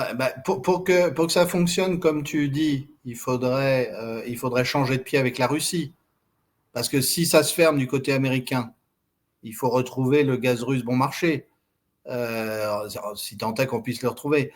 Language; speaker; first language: French; native; French